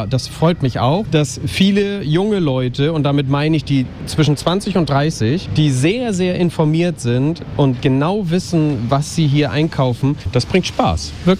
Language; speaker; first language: German; native; German